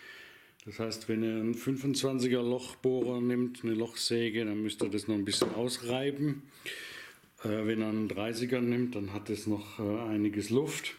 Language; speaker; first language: German; native; German